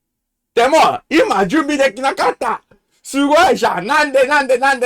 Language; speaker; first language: Japanese; non-native, learner; English